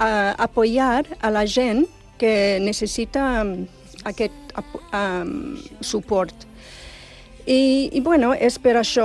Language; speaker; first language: Catalan; non-native, fluent; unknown